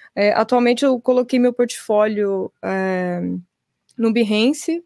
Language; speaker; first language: Portuguese; native; Portuguese